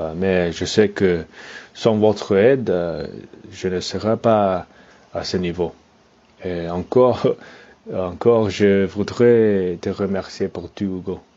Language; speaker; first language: French; non-native, learner; English